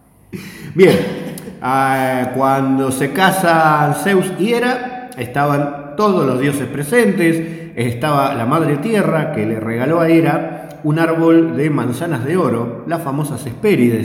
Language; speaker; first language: Spanish; native; Spanish